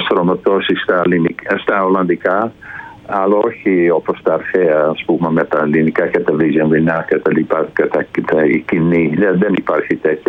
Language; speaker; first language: Greek; non-native, fluent; Dutch